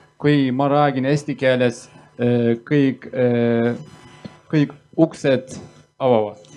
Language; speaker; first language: Estonian; non-native, learner; Kurdish